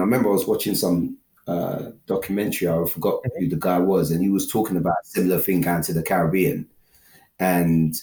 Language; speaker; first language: English; native; English